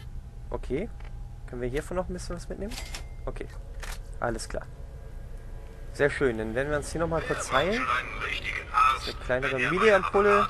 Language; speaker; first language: German; native; German